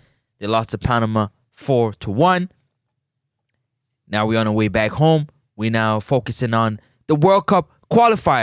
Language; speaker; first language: English; native; English